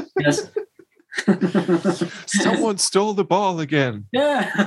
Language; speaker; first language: English; non-native, fluent; German